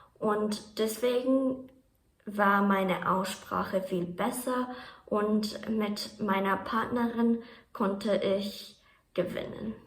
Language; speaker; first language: German; non-native, fluent; Japanese